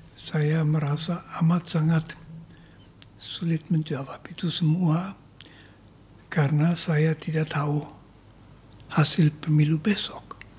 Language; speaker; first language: Indonesian; non-native, fluent; German